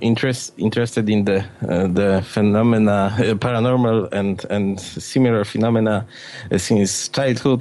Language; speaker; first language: English; non-native, fluent; Polish